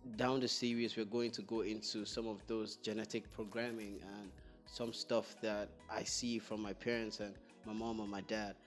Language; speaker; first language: English; non-native, local second language; Igbo